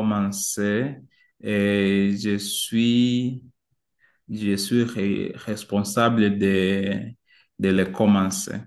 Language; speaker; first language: French; non-native, learner; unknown